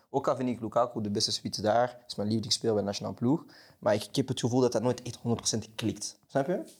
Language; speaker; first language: Dutch; native; Dutch